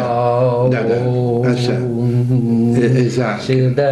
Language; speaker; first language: Romanian; non-native, learner; Italian